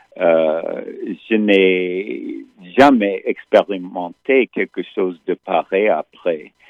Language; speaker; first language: French; non-native, fluent; English